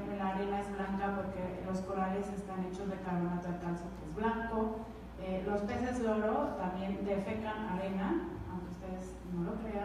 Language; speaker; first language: Spanish; native; Spanish